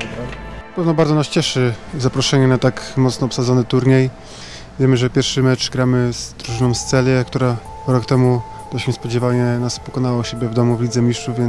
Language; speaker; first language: Polish; native; Polish